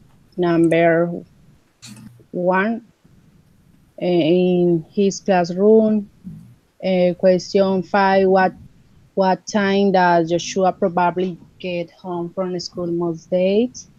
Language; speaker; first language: English; non-native, learner; Spanish